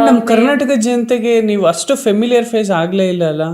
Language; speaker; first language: Kannada; native; Kannada